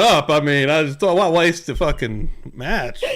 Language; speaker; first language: English; native; English